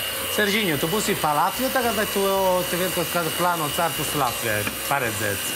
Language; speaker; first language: Latvian; non-native, fluent; Italian